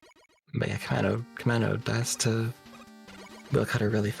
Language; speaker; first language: English; native; English